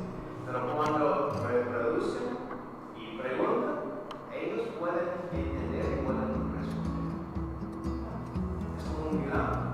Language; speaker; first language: Spanish; non-native, fluent; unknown